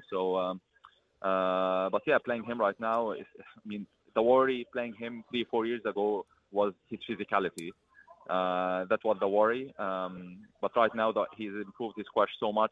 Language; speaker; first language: English; early bilingual, other home language; Arabic